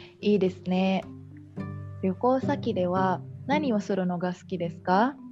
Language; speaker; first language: Japanese; non-native, learner; Indonesian